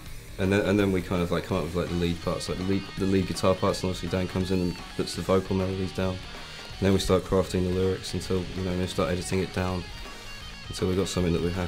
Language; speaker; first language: English; native; English